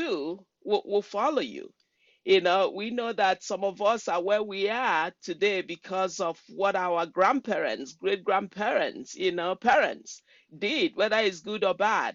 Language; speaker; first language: English; non-native, local second language; Igbo